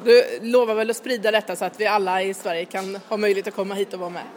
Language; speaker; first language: Swedish; native; Swedish